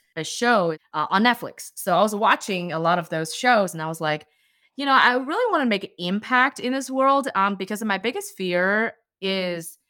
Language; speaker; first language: English; non-native, fluent; Chinese